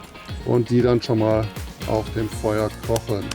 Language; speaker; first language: German; native; German